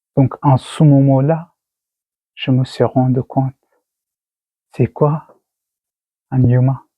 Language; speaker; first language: French; non-native, learner; Persian